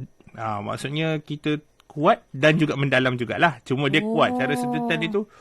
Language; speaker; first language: Malay; native; Malay